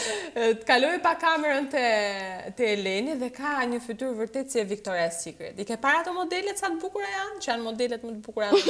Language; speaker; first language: Albanian; native; Albanian